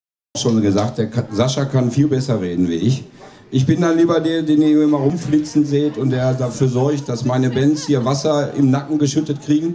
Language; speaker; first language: German; native; German